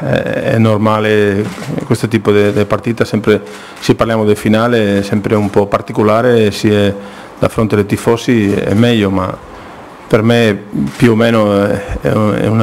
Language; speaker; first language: Italian; non-native, fluent; Spanish